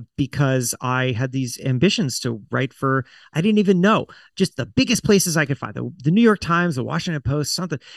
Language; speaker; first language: English; native; English